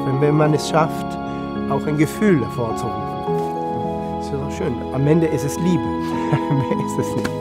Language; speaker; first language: German; non-native, fluent; Italian